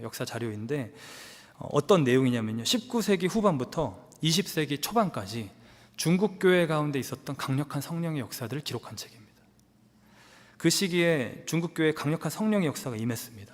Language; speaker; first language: Korean; native; Korean